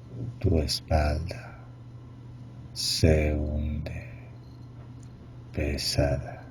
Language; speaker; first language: Spanish; non-native, fluent; Italian